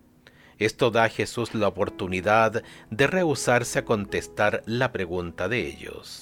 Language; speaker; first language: Spanish; native; Spanish